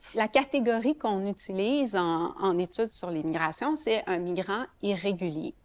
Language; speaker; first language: French; native; French